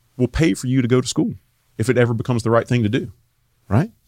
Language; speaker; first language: English; native; English